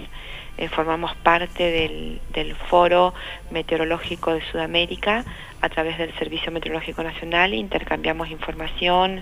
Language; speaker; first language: Spanish; native; Spanish